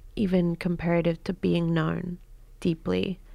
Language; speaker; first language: English; native; English